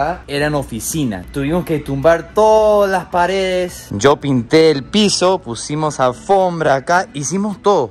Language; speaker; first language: Spanish; non-native, fluent; English